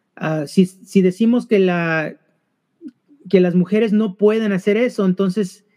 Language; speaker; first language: Spanish; early bilingual, heritage; Spanish